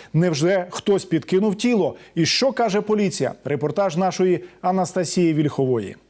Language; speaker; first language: Ukrainian; native; Ukrainian